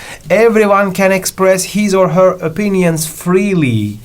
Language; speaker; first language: English; non-native, fluent; Turkish